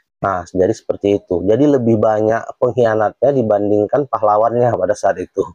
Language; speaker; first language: Indonesian; native; Indonesian